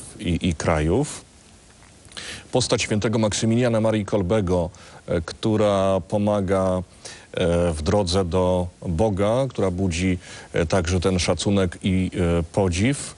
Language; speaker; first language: Polish; native; Polish